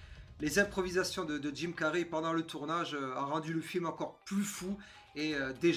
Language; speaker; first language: French; native; French